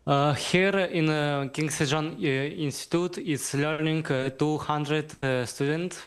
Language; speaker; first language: English; non-native, learner; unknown